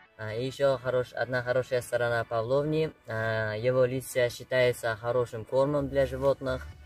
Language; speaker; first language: Russian; non-native, local second language; Uzbek